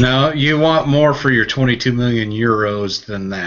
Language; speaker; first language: English; native; English